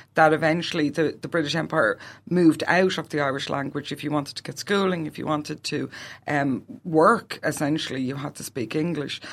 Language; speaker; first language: English; native; English